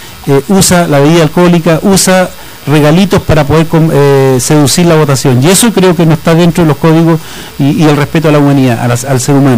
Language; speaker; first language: Spanish; native; Spanish